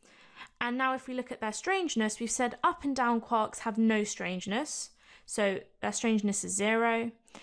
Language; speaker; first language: English; native; English